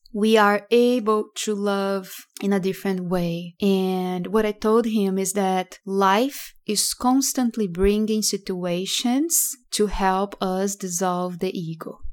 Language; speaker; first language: English; non-native, fluent; Portuguese